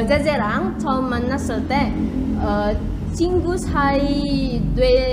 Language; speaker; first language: Korean; non-native, learner; Indonesian